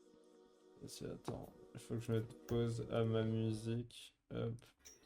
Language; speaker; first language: French; native; French